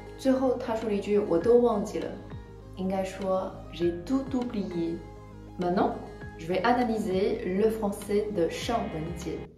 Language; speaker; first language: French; non-native, fluent; Chinese